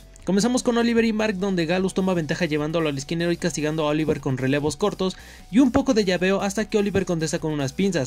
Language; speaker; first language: Spanish; native; Spanish